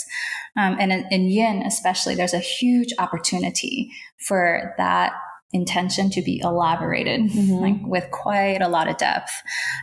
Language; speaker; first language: English; native; English